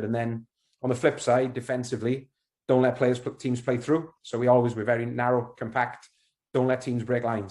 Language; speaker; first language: English; native; English